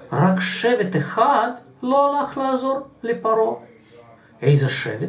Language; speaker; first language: Hebrew; non-native, fluent; Russian